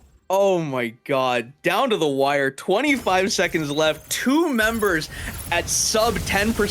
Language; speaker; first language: English; native; English